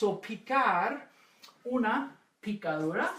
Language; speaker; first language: Spanish; non-native, fluent; English